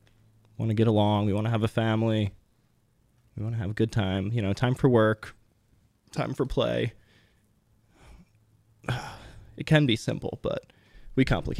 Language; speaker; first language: English; native; English